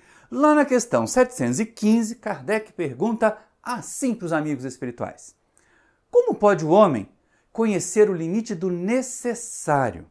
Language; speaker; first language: Portuguese; native; Portuguese